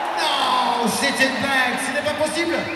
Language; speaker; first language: French; non-native, learner; English